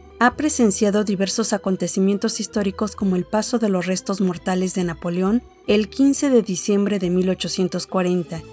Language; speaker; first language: Spanish; native; Spanish